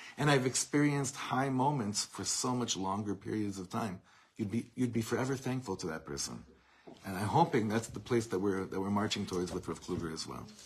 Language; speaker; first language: English; native; English